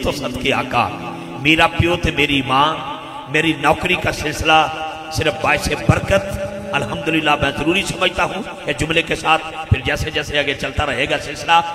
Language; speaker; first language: Urdu; non-native, local second language; Punjabi